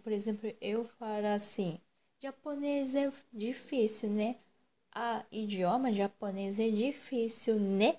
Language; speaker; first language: Portuguese; non-native, local second language; Japanese